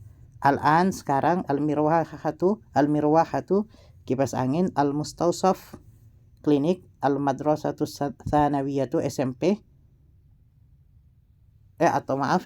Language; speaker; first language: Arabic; non-native, learner; Indonesian